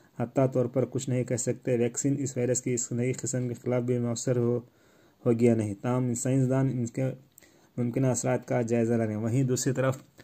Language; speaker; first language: Urdu; native; Urdu